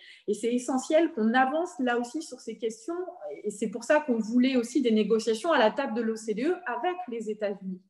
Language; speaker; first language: French; native; French